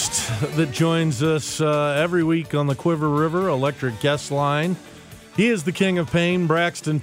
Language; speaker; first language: English; native; English